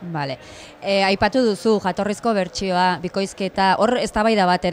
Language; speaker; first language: Basque; native; Basque